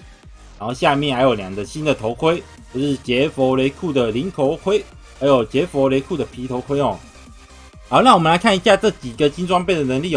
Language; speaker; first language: Chinese; native; Chinese